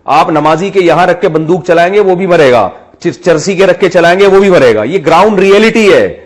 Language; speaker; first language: Urdu; native; Urdu